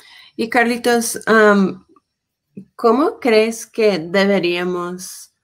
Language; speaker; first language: Spanish; non-native, fluent; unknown